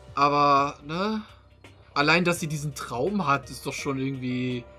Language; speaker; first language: German; native; German